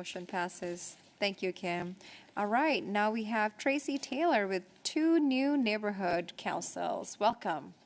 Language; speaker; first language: English; native; English